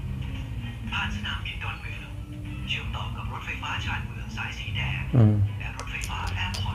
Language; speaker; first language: Thai; native; Thai